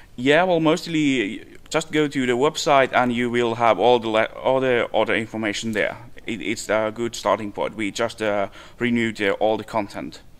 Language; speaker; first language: English; non-native, fluent; Finnish